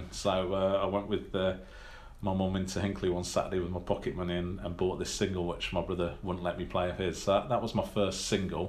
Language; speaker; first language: English; native; English